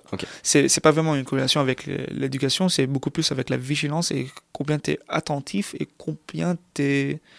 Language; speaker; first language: French; non-native, local second language; Arabic